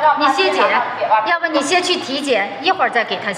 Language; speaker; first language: Chinese; native; Chinese